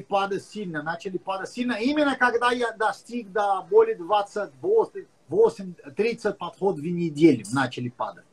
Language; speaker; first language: Russian; non-native, learner; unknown